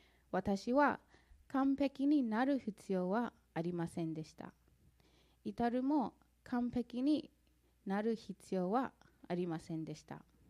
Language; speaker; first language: Japanese; non-native, fluent; English